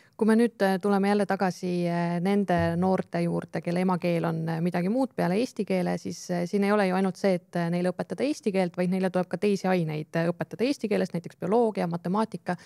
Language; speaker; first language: Estonian; native; Estonian